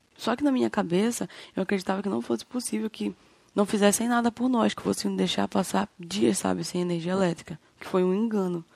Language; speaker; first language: Portuguese; native; Portuguese